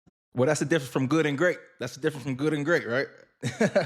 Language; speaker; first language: English; native; English